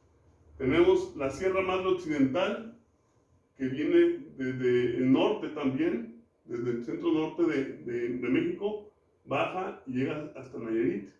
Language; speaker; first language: Spanish; native; Spanish